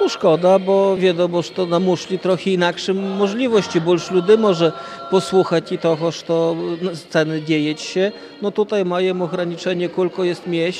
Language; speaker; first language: Polish; non-native, local second language; Ukrainian